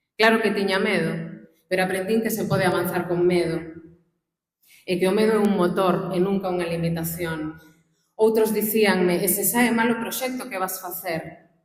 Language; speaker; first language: Galician; non-native, local second language; Spanish